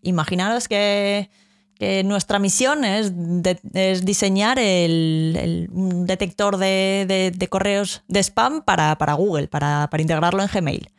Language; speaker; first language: Spanish; native; Spanish